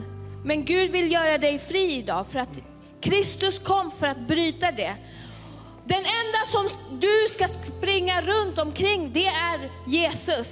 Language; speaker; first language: Swedish; early bilingual, other home language; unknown